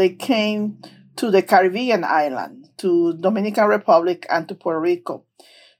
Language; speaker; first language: English; non-native, fluent; Spanish